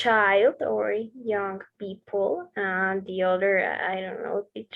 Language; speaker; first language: English; non-native, learner; Spanish